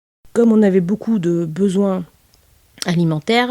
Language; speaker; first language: French; native; French